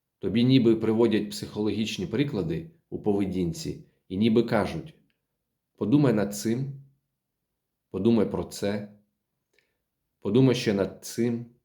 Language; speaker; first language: Ukrainian; native; Ukrainian